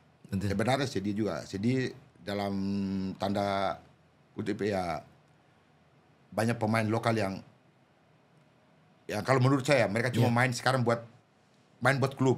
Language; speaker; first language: Indonesian; non-native, local second language; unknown